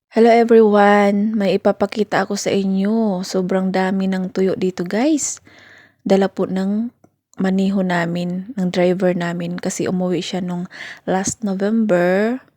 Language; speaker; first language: Filipino; non-native, local second language; Cebuano